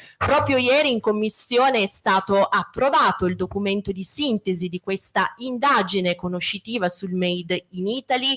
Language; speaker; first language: Italian; native; Italian